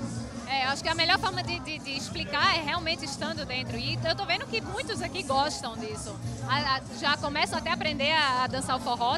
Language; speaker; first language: Portuguese; native; Portuguese